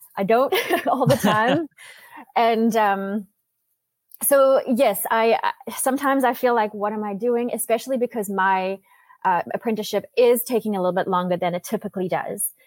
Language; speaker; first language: English; native; English